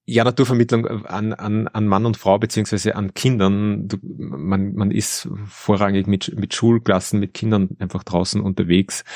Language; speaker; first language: German; native; German